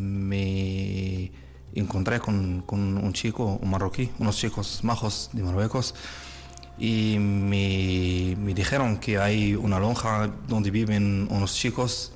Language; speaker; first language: Spanish; non-native, learner; Arabic